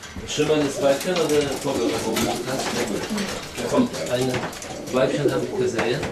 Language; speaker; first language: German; non-native, fluent; Polish